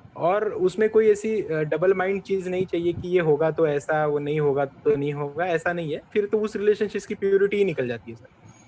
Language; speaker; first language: Hindi; non-native, local second language; Marathi